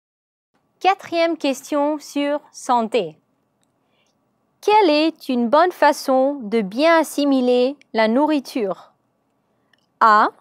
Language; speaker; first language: French; non-native, learner; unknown